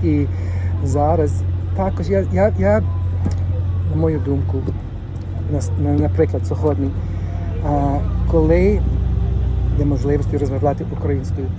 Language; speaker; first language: Ukrainian; non-native, learner; English